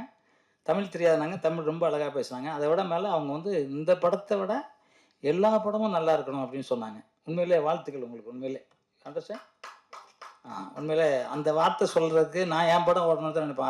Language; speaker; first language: Tamil; native; Tamil